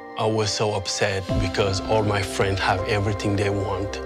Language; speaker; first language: English; early bilingual, other home language; Wolof